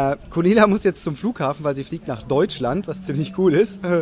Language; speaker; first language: German; native; German